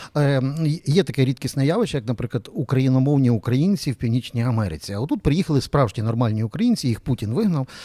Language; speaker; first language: Ukrainian; native; Ukrainian